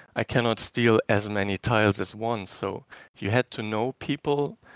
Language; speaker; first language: English; non-native, fluent; German